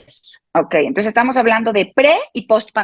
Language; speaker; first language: Spanish; native; Spanish